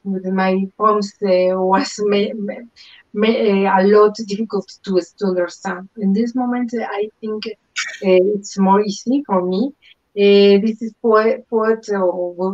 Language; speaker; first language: English; non-native, learner; Spanish